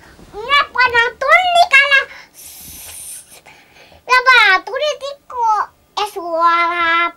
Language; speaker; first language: Finnish; early bilingual, other home language; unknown